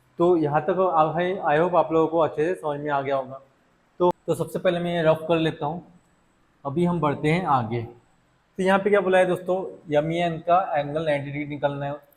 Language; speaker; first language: Hindi; non-native, local second language; Marathi